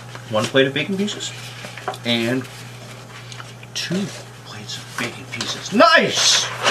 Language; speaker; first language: English; native; English